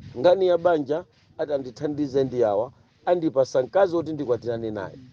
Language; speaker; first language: Nyanja; non-native, local second language; Tumbuka